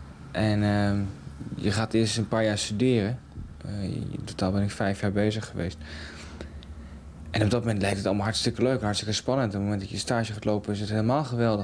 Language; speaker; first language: Dutch; native; Dutch